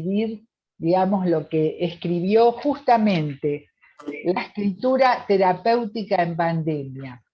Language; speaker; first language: Spanish; native; Spanish